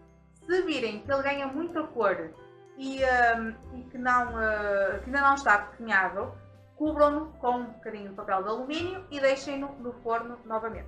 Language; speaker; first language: Portuguese; native; Portuguese